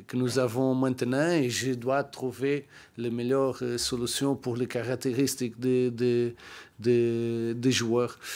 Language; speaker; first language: French; non-native, learner; Portuguese